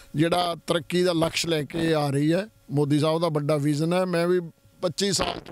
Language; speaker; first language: Punjabi; native; Punjabi